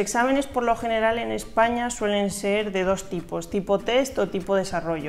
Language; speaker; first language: Spanish; native; Spanish